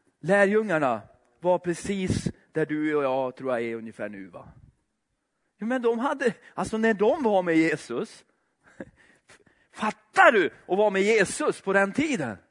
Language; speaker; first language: Swedish; native; Swedish